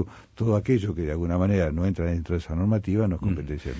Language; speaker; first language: Spanish; native; Spanish